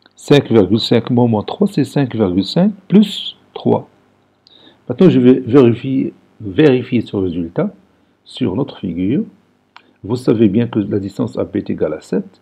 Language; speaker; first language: French; non-native, local second language; Arabic